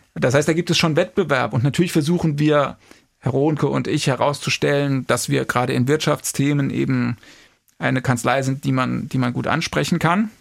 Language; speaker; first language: German; native; German